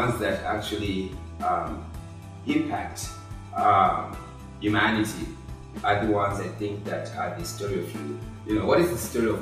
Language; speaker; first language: English; non-native, local second language; Shona